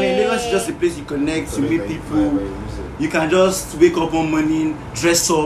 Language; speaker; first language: English; non-native, local second language; Yoruba